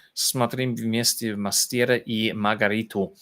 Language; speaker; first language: Russian; non-native, learner; English